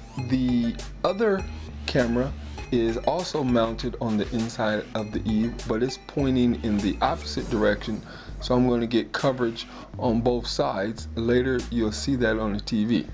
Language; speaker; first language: English; native; English